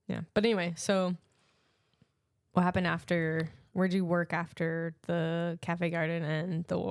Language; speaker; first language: English; native; English